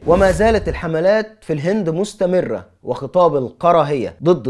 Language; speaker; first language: Arabic; native; Arabic